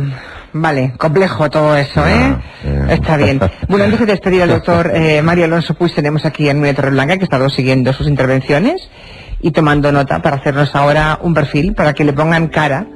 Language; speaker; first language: Spanish; native; Spanish